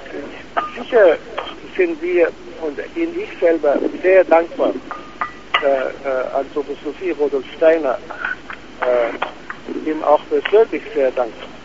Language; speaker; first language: German; non-native, fluent; Arabic